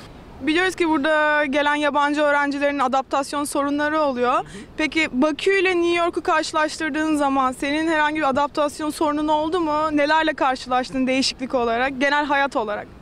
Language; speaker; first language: Turkish; native; Turkish